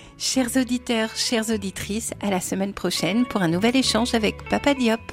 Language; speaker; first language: French; native; French